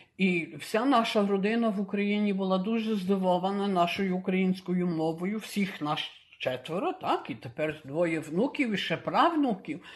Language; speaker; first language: Ukrainian; early bilingual, heritage; Ukrainian